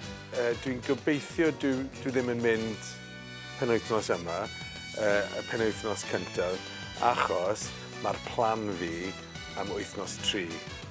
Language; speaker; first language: Welsh; non-native, local second language; English